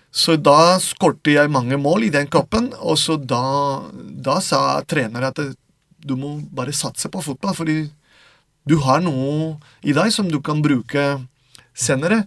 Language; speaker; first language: Norwegian; non-native, fluent; Spanish